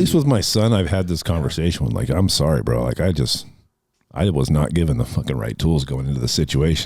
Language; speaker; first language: English; native; English